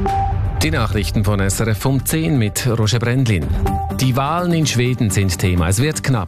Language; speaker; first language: German; native; German